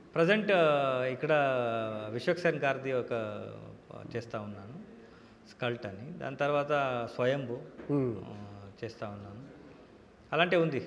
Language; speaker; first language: Telugu; non-native, learner; Kannada